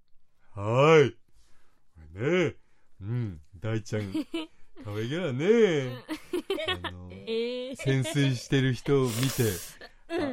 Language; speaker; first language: Japanese; native; Japanese